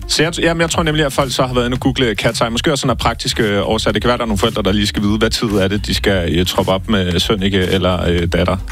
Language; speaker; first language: Danish; native; Danish